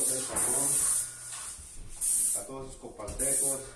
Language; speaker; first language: Spanish; native; Spanish